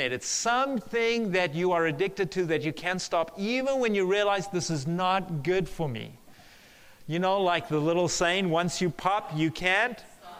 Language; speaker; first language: English; native; English